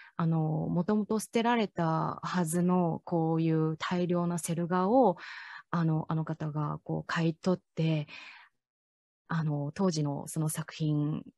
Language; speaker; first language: Japanese; non-native, fluent; Chinese